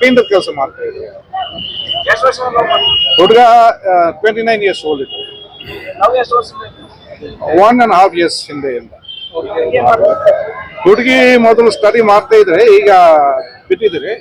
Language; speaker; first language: Kannada; non-native, fluent; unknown